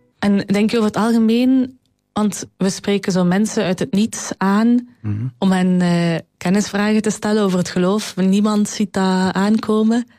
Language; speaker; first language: Dutch; native; Dutch